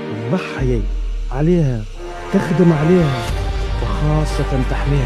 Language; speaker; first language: Arabic; native; Arabic